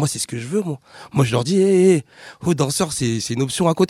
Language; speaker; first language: French; native; French